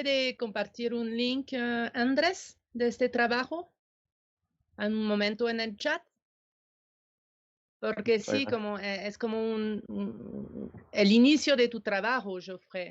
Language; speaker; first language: Spanish; non-native, fluent; French